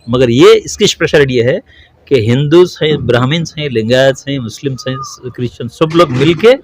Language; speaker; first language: Urdu; native; Urdu